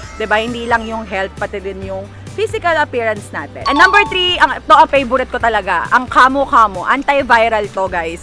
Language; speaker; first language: Filipino; native; Filipino